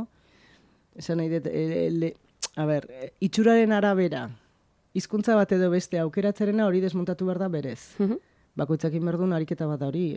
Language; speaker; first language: Basque; native; Basque